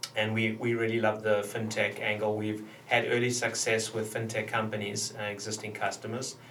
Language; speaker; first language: English; native; English